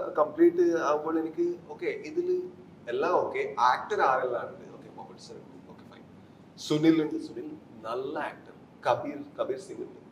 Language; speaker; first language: Malayalam; non-native, learner; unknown